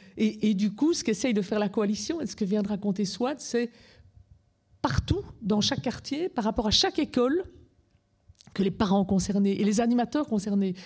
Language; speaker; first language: French; native; French